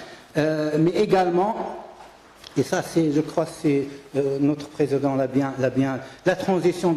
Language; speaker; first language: French; non-native, local second language; Arabic